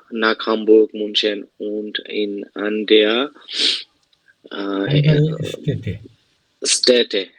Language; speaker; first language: German; non-native, learner; Bangla